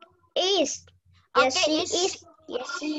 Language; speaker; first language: English; non-native, learner; Vietnamese